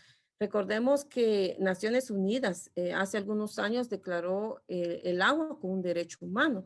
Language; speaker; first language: Spanish; non-native, local second language; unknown